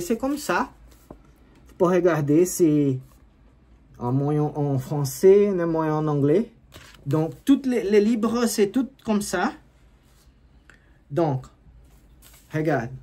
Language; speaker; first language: French; non-native, learner; Portuguese